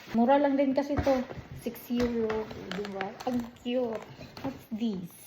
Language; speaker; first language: Filipino; non-native, local second language; Cebuano